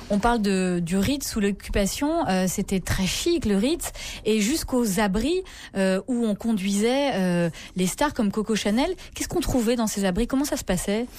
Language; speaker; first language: French; native; French